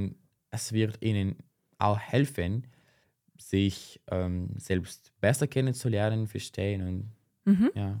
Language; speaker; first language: German; non-native, fluent; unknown